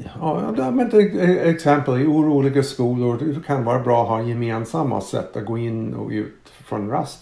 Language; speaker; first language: Swedish; non-native, fluent; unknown